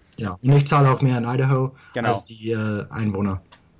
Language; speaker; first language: German; early bilingual, heritage; English